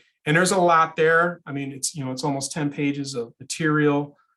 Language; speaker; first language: English; native; English